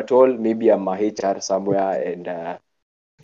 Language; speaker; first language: English; non-native, local second language; Kikuyu